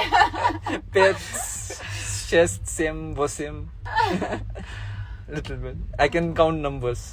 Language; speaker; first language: English; non-native, local second language; Hindi